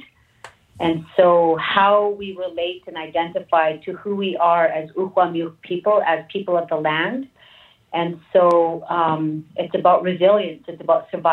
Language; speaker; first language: English; native; English